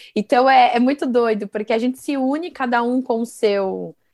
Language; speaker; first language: Portuguese; native; Portuguese